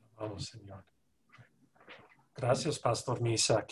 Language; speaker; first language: Spanish; non-native, learner; English